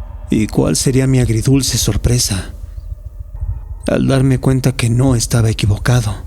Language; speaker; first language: Spanish; native; Spanish